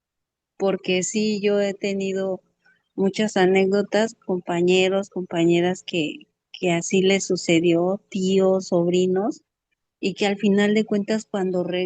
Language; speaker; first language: Spanish; native; Spanish